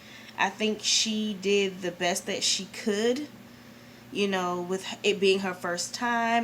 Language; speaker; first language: English; native; English